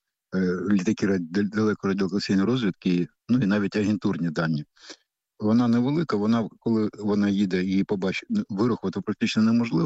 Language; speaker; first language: Ukrainian; native; Ukrainian